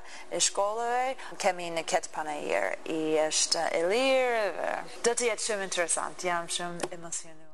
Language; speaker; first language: Albanian; non-native, learner; English